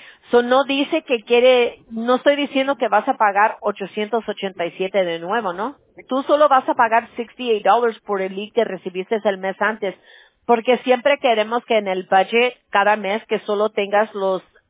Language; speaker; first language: Spanish; early bilingual, heritage; Spanish